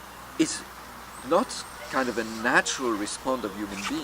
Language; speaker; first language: English; non-native, fluent; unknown